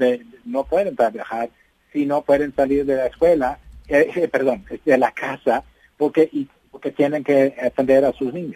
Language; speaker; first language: Spanish; non-native, fluent; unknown